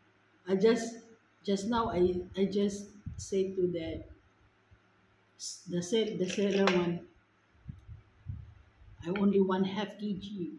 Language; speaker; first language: English; non-native, local second language; Filipino